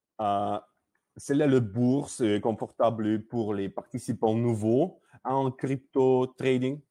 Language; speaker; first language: French; non-native, learner; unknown